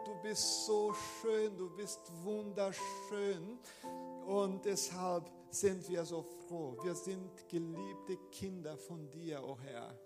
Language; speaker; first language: German; non-native, fluent; Portuguese